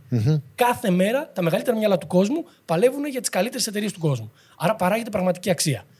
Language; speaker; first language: Greek; native; Greek